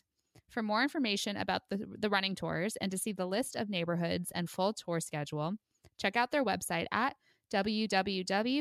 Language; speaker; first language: English; native; English